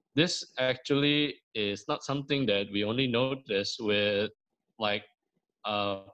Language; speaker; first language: English; early bilingual, other home language; Indonesian